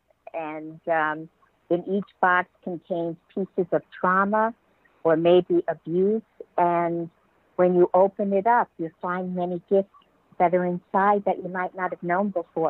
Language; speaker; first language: English; native; English